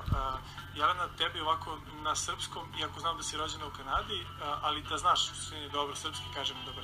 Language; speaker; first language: Serbian; native; Serbian